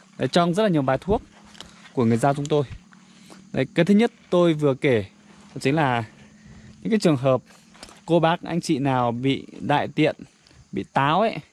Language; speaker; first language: Vietnamese; non-native, local second language; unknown